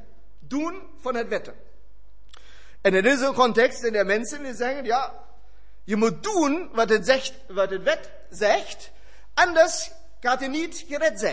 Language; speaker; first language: Dutch; non-native, fluent; German